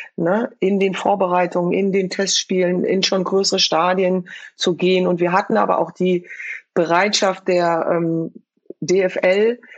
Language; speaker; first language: German; native; German